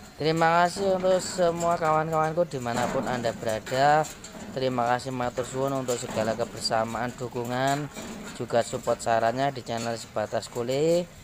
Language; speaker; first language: Indonesian; non-native, local second language; Javanese